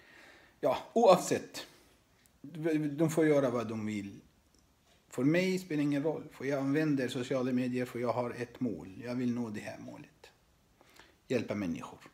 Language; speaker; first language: Swedish; non-native, fluent; Arabic